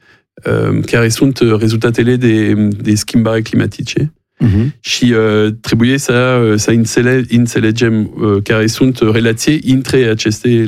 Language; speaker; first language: Romanian; non-native, learner; French